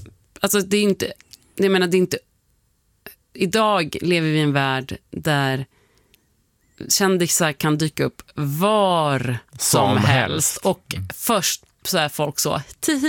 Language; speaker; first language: Swedish; native; Swedish